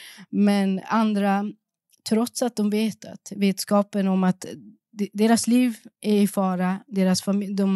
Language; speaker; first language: Swedish; early bilingual, other home language; Persian